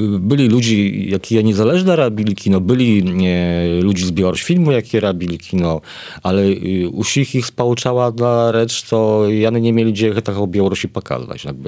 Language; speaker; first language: Polish; non-native, learner; Belarusian